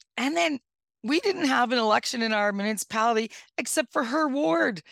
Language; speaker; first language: English; native; English